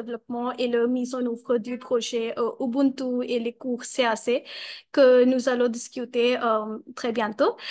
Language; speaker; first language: French; non-native, learner; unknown